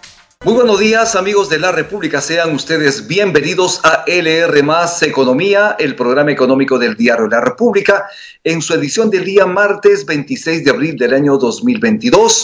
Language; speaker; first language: Spanish; native; Spanish